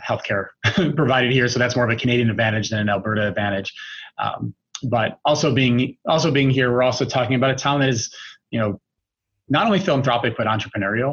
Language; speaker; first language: English; native; English